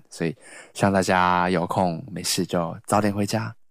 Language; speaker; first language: Chinese; native; Chinese